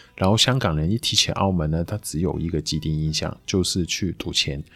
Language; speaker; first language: Chinese; non-native, local second language; Cantonese